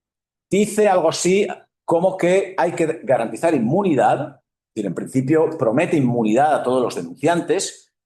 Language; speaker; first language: Spanish; native; Spanish